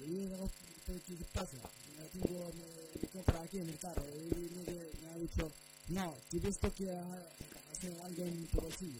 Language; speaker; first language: Spanish; non-native, learner; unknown